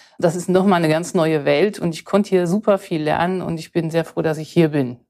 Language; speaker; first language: German; native; German